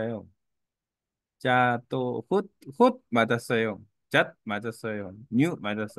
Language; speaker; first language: Korean; native; Korean